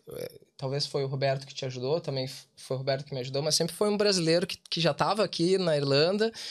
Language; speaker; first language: Portuguese; native; Portuguese